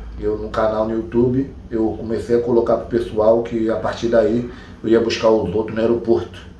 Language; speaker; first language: Portuguese; native; Portuguese